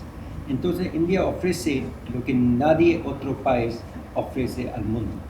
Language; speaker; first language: Spanish; non-native, fluent; Hindi